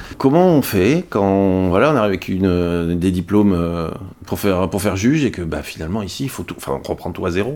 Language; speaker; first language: French; native; French